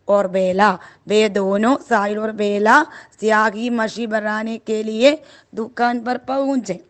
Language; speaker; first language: Hindi; non-native, local second language; Malayalam